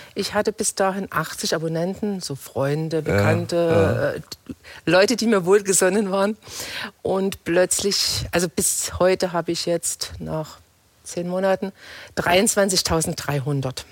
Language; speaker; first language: German; native; German